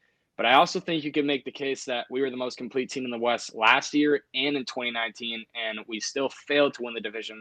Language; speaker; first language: English; native; English